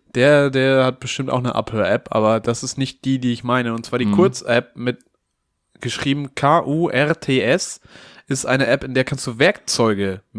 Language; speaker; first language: German; native; German